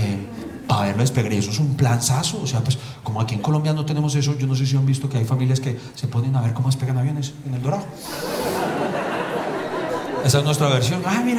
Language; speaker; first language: Spanish; native; Spanish